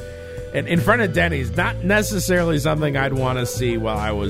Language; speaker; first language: English; native; English